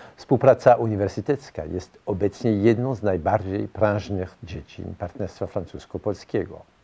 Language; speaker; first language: Polish; non-native, fluent; French